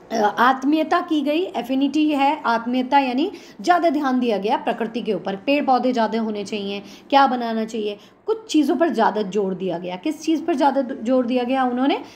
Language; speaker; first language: Hindi; native; Hindi